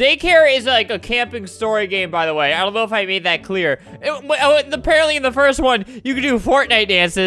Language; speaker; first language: English; native; English